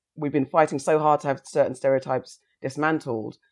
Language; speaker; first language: English; native; English